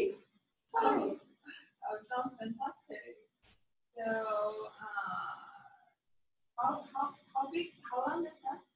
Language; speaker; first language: English; non-native, learner; Portuguese